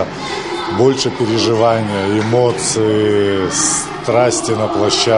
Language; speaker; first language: Russian; native; Russian